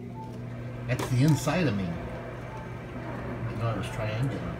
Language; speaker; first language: English; native; English